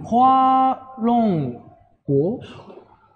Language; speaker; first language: Chinese; non-native, learner; Japanese